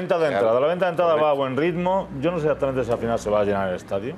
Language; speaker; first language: Spanish; native; Spanish